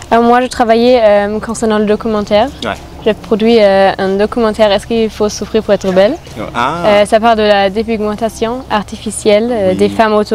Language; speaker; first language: French; non-native, fluent; German